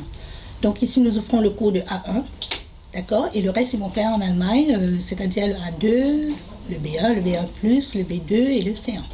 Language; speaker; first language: French; non-native, local second language; Morisyen